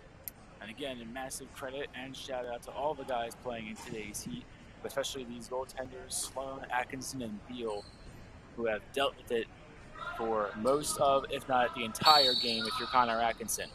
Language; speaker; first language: English; native; English